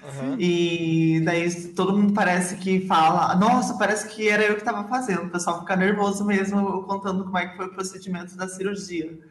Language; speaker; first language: Portuguese; native; Portuguese